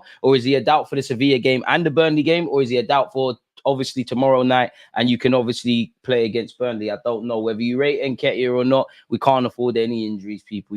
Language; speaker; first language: English; native; English